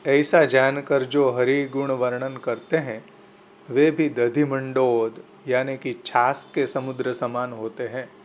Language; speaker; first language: Hindi; non-native, local second language; Gujarati